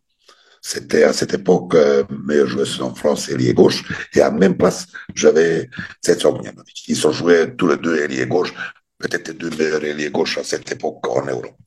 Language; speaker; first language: French; non-native, fluent; Serbian